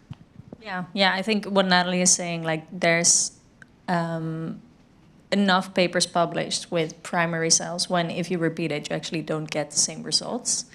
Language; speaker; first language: English; non-native, fluent; Dutch